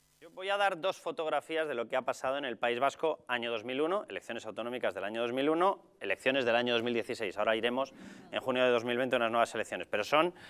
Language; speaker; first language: Spanish; native; Spanish